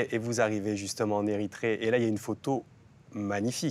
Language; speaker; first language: French; native; French